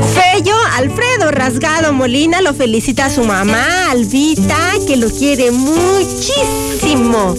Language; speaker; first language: Spanish; native; Spanish